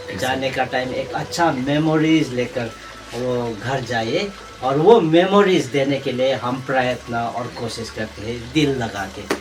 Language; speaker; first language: Hindi; non-native, local second language; Nepali